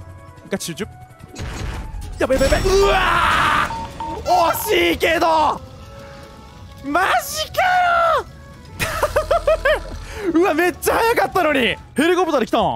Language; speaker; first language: Japanese; native; Japanese